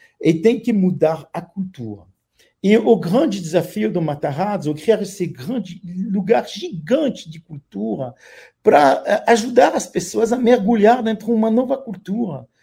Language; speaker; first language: Portuguese; non-native, fluent; French